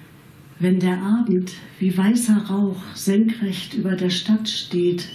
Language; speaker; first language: German; native; German